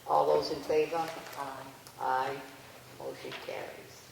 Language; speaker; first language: English; native; English